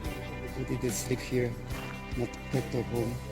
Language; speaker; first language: English; non-native, learner; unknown